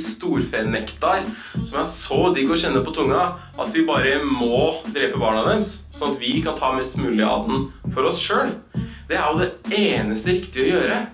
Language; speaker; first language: Norwegian; native; Norwegian